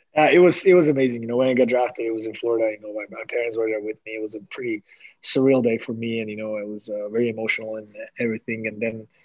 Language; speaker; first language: English; non-native, fluent; Slovak